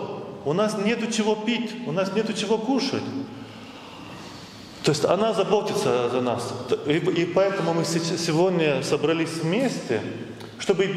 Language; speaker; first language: Russian; non-native, fluent; Lithuanian